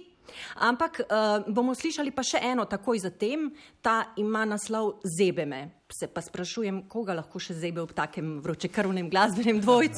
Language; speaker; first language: Slovenian; native; Slovenian